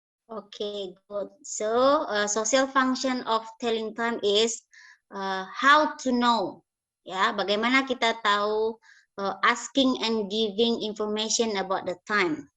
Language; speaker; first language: English; non-native, learner; Indonesian